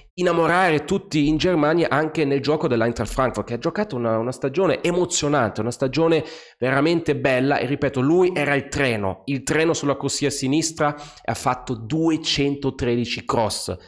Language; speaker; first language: Italian; non-native, fluent; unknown